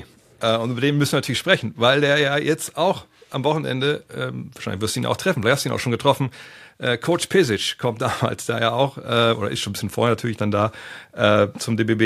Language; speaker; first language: German; native; German